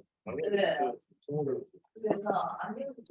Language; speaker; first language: Korean; native; Korean